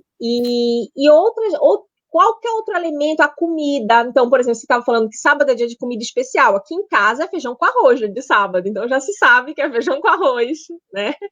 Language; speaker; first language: Portuguese; native; Portuguese